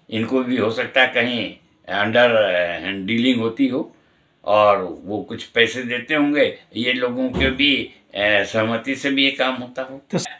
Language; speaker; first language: Hindi; native; Hindi